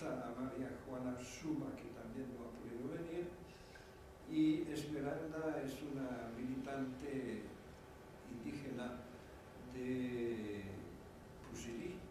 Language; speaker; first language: Spanish; non-native, fluent; French